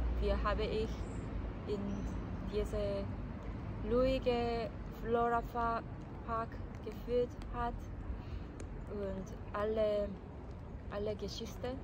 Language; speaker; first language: German; non-native, learner; Korean